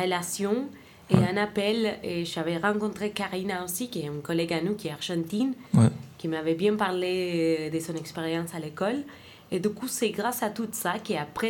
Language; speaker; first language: French; non-native, fluent; Spanish